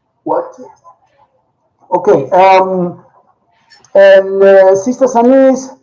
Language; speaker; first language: English; non-native, learner; Spanish